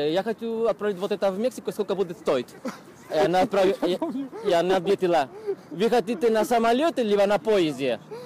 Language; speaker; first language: Russian; non-native, fluent; Spanish